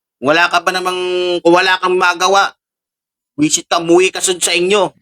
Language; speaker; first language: Filipino; native; Filipino